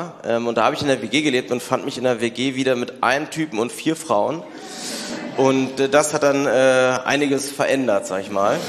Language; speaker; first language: German; native; German